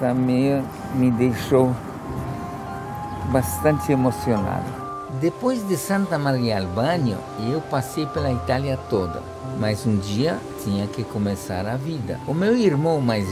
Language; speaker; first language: Portuguese; non-native, fluent; Polish